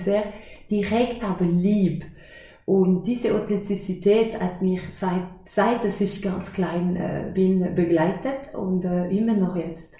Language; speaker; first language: German; non-native, fluent; French